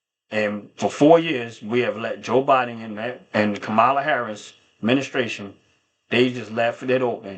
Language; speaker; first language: English; native; English